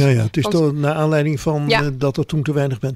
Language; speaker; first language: Dutch; native; Dutch